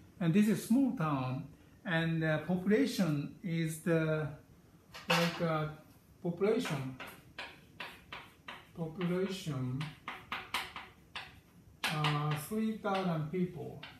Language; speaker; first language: English; non-native, learner; Japanese